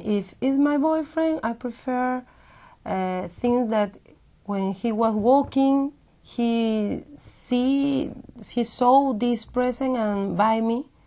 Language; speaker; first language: English; non-native, learner; Spanish